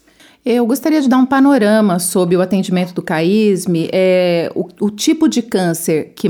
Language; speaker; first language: Portuguese; native; Portuguese